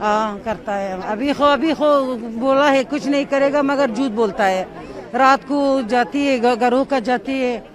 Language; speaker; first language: Hindi; non-native, learner; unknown